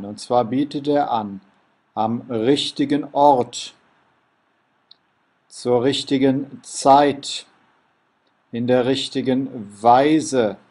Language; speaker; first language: German; native; German